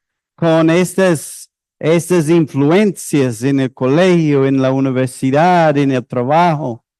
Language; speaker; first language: Spanish; non-native, fluent; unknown